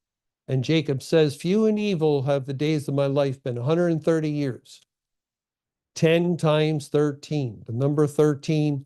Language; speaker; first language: English; native; English